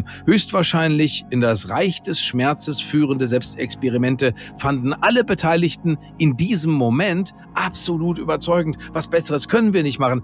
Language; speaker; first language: German; native; German